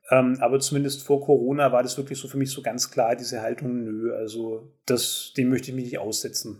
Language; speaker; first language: German; native; German